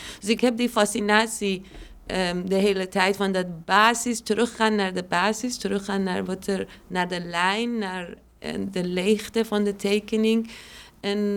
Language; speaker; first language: Dutch; non-native, fluent; Persian